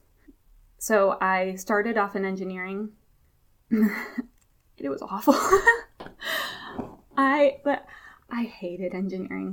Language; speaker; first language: English; native; English